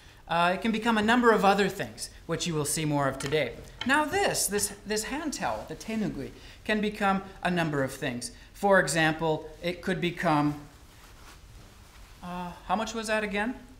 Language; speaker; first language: English; native; English